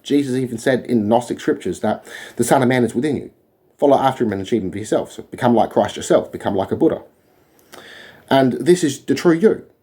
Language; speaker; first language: English; native; English